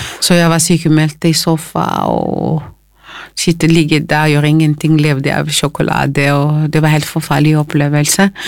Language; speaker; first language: Norwegian; non-native, fluent; Lingala